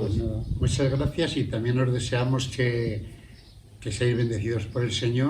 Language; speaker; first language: Spanish; native; Spanish